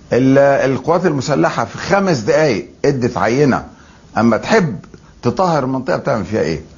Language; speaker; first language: Arabic; native; Arabic